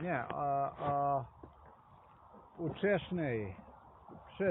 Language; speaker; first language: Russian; non-native, learner; Slovenian